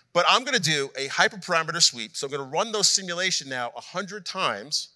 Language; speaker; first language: English; native; English